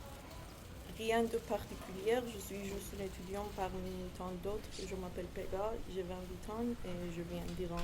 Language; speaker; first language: French; non-native, fluent; Persian